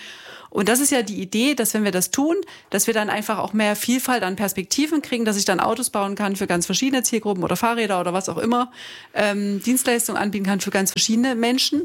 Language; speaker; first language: German; native; German